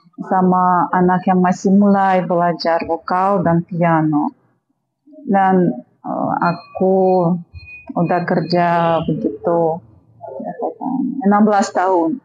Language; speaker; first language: Indonesian; non-native, fluent; Russian